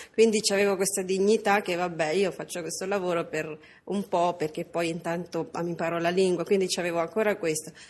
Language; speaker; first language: Italian; non-native, fluent; Filipino